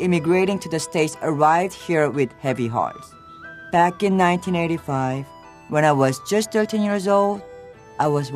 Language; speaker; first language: English; non-native, fluent; Korean